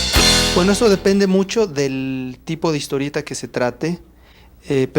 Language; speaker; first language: Spanish; native; Spanish